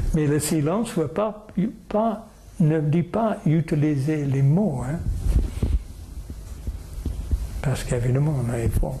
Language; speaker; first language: French; non-native, fluent; English